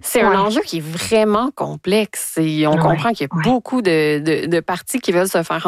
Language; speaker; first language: French; native; French